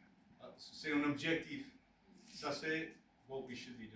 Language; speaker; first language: French; non-native, learner; English